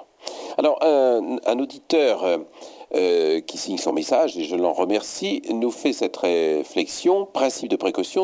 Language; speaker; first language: French; native; French